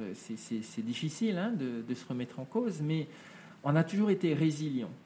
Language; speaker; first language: French; native; French